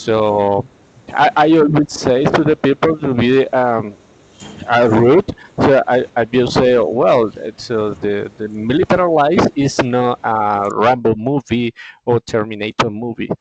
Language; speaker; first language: English; non-native, learner; Spanish